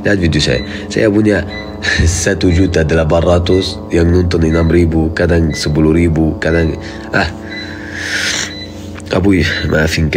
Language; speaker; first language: Indonesian; non-native, fluent; Arabic